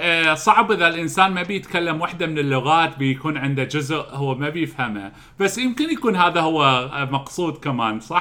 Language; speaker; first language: Arabic; native; Arabic